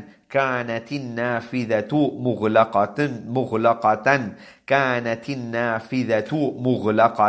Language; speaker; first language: Arabic; non-native, fluent; English